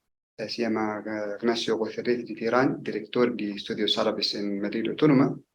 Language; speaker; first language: Spanish; non-native, learner; Arabic